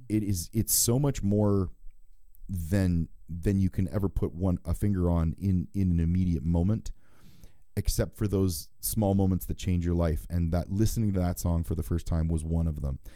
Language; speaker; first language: English; native; English